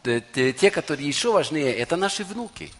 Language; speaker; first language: Russian; non-native, learner; Norwegian